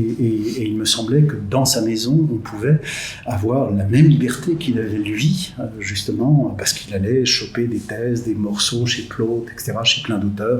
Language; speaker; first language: French; native; French